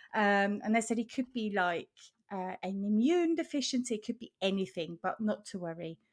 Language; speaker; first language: English; non-native, fluent; German